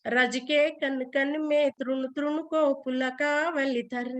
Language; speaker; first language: Hindi; non-native, local second language; Telugu